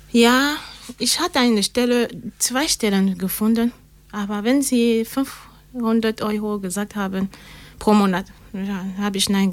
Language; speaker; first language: German; non-native, learner; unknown